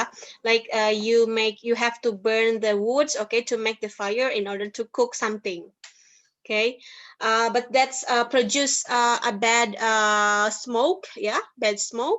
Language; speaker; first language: English; non-native, fluent; Indonesian